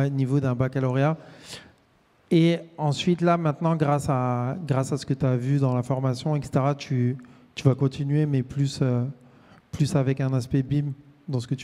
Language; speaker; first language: French; native; French